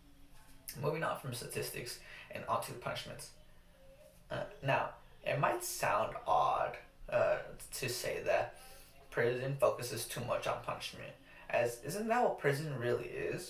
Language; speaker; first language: English; native; English